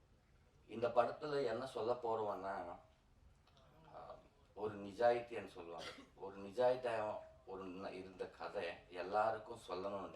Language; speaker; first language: Tamil; non-native, learner; Telugu